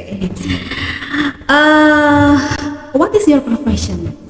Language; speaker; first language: English; non-native, learner; Indonesian